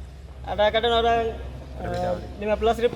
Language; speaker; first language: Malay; non-native, learner; Rohingya